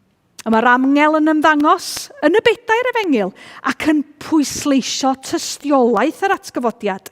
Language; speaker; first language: Welsh; native; Welsh